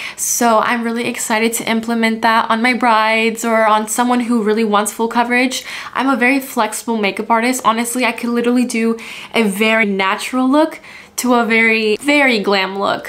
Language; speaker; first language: English; early bilingual, other home language; Spanish